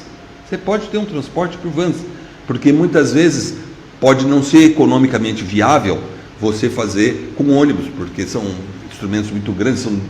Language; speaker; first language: Portuguese; native; Portuguese